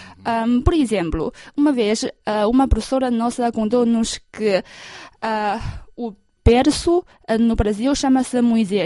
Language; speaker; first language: Portuguese; non-native, fluent; Chinese